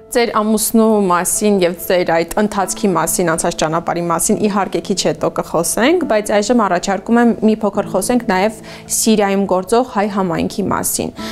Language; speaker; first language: Armenian; native; Armenian